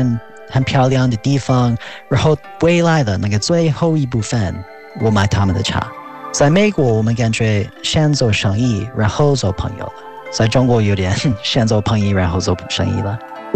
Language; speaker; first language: Chinese; non-native, fluent; English